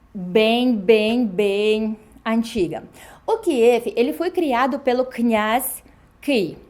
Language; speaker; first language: Portuguese; non-native, fluent; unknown